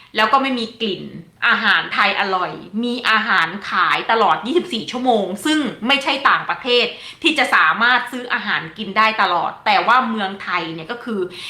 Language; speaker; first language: Thai; native; Thai